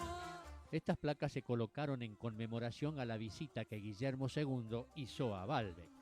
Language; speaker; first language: Spanish; native; Spanish